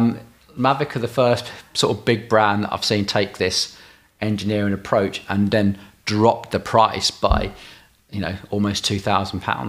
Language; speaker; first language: English; native; English